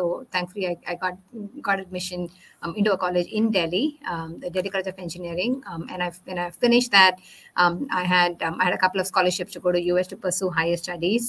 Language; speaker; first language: English; non-native, local second language; Tamil